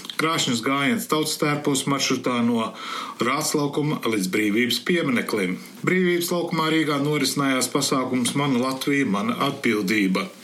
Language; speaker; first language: Latvian; early bilingual, heritage; Latvian